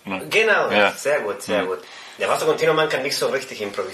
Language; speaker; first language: German; non-native, fluent; Spanish